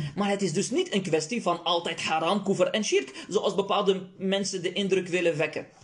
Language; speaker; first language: Dutch; early bilingual, other home language; Arabic